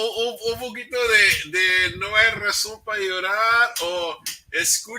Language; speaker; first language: Spanish; early bilingual, other home language; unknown